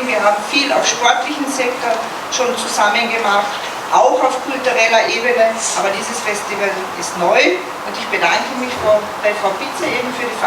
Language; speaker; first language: German; native; German